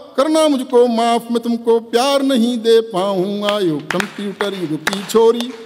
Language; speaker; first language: Hindi; native; Hindi